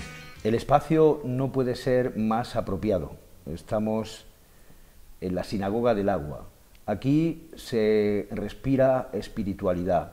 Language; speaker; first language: Spanish; native; Spanish